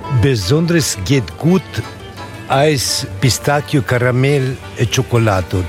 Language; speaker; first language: German; non-native, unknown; Italian